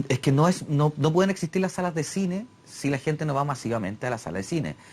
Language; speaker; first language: Spanish; native; Spanish